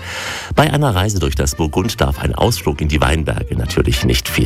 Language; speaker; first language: German; native; German